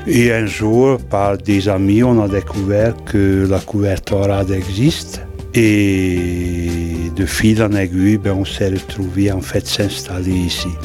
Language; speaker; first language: French; non-native, fluent; Hungarian